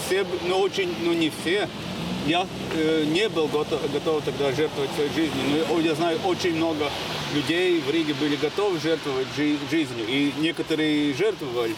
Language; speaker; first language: Russian; non-native, local second language; Latvian